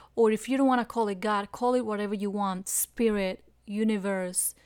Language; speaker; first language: English; non-native, fluent; Spanish